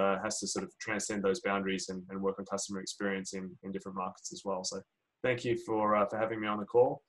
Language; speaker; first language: English; native; English